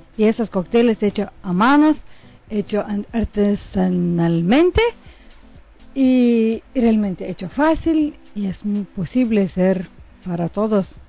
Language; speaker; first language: Spanish; non-native, learner; Lithuanian